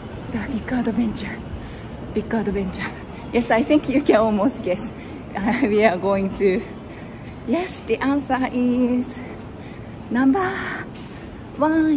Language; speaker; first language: English; non-native, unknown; Japanese